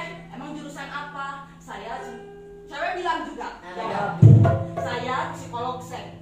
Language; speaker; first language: Indonesian; non-native, local second language; Sundanese